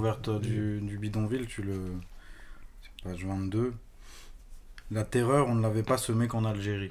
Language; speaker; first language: French; native; French